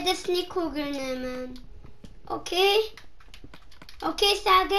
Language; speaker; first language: German; non-native, learner; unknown